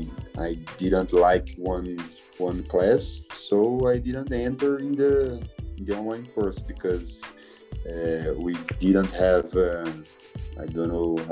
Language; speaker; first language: English; non-native, learner; Portuguese